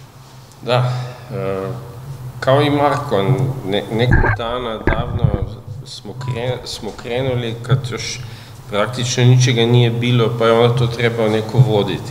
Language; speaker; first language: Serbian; non-native, fluent; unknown